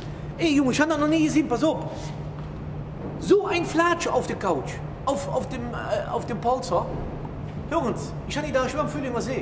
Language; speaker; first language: German; native; German